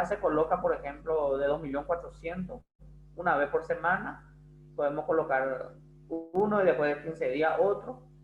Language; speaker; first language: Spanish; non-native, fluent; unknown